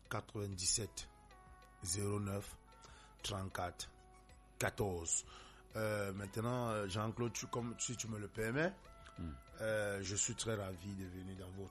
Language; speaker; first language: French; non-native, local second language; Basaa